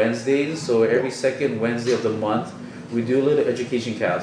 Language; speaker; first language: English; native; English